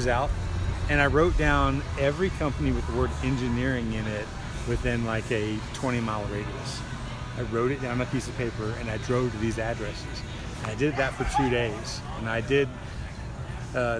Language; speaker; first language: English; native; English